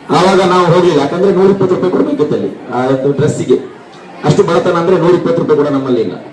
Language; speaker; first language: Kannada; non-native, local second language; Urdu